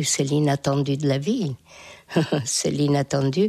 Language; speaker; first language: French; non-native, fluent; Hungarian